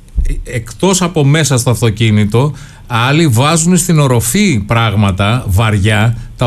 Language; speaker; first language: Greek; native; Greek